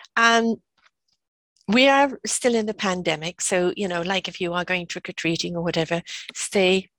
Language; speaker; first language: English; native; English